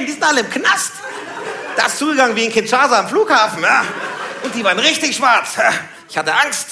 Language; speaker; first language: German; native; German